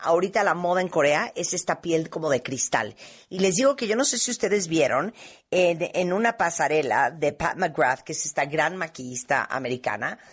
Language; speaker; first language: Spanish; native; Spanish